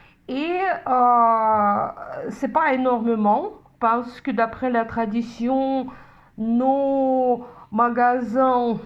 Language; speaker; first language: French; non-native, fluent; Russian